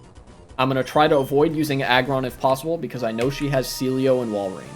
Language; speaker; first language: English; native; English